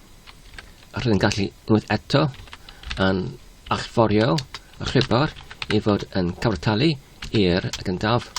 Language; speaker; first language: Welsh; non-native, learner; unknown